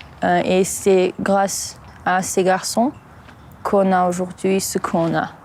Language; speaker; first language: French; non-native, fluent; Armenian